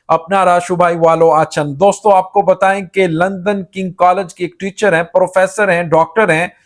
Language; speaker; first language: Urdu; native; Urdu